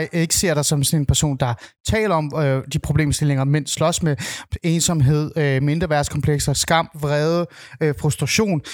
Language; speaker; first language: Danish; native; Danish